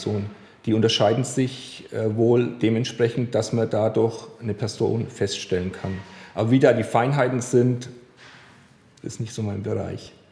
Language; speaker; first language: German; native; German